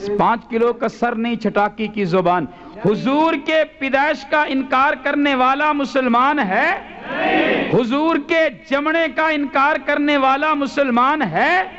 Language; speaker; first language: Urdu; non-native, local second language; Punjabi